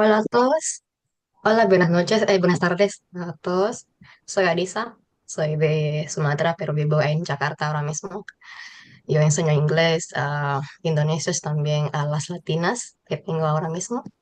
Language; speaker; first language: Spanish; non-native, learner; Indonesian